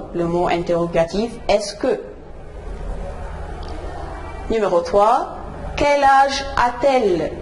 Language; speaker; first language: French; non-native, fluent; Arabic